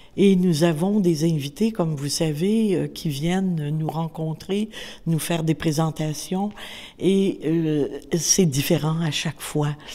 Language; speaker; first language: French; native; French